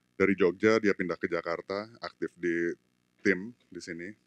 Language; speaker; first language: Indonesian; native; Indonesian